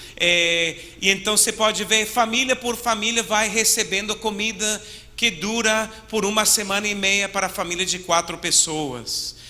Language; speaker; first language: Portuguese; non-native, fluent; English